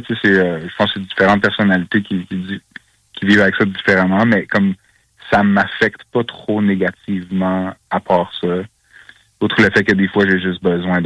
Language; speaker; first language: French; native; French